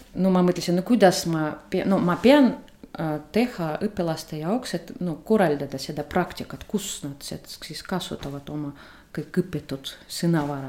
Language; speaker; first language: Estonian; non-native, fluent; Russian